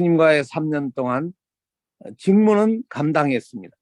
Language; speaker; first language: Korean; native; Korean